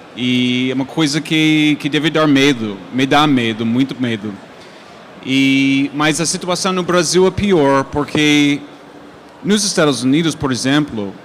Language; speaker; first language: Portuguese; non-native, fluent; English